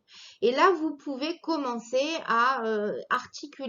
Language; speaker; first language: French; native; French